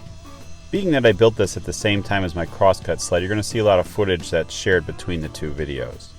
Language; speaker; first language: English; native; English